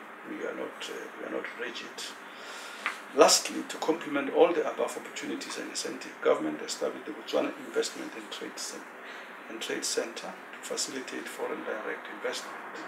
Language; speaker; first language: English; non-native, local second language; Tswana